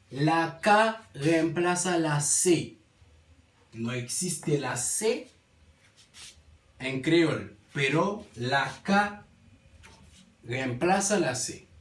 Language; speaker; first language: Spanish; non-native, learner; Haitian Creole